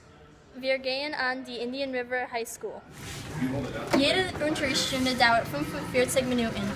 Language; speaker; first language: German; non-native, learner; English